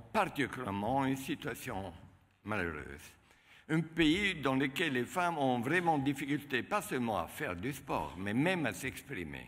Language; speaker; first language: French; non-native, fluent; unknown